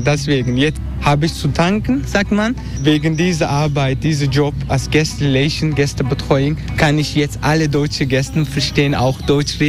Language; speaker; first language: German; non-native, learner; Turkish